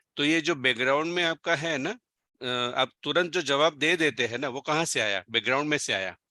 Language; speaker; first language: Hindi; non-native, local second language; Gujarati